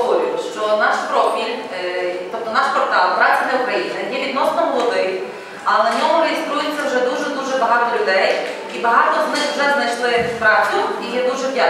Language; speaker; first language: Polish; non-native, learner; Ukrainian